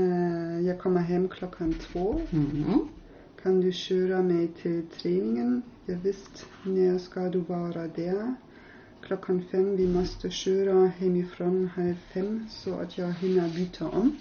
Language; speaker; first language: Swedish; non-native, learner; German